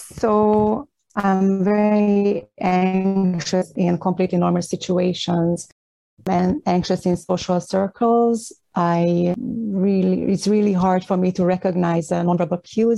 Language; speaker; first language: English; non-native, fluent; Hungarian